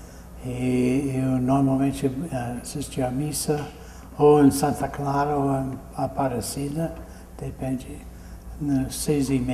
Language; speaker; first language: Portuguese; non-native, fluent; English